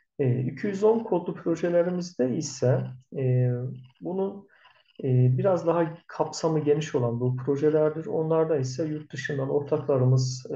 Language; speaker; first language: Turkish; native; Turkish